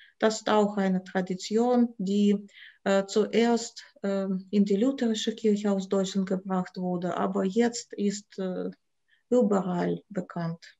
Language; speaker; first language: German; non-native, fluent; Russian